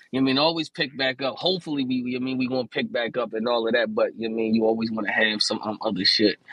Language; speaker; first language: English; native; English